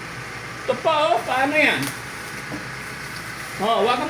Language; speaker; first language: Filipino; native; Filipino